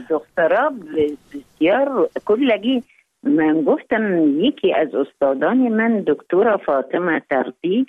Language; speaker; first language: Persian; non-native, fluent; Arabic